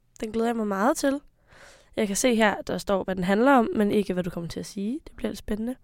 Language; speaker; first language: Danish; native; Danish